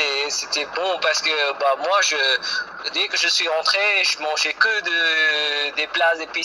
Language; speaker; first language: French; non-native, fluent; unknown